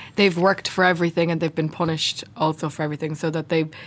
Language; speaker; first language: English; native; English